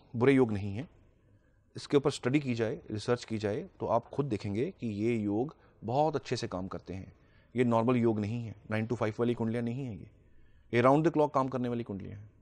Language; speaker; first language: Hindi; native; Hindi